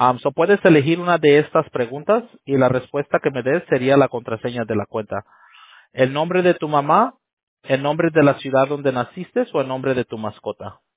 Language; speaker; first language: Spanish; early bilingual, heritage; Spanish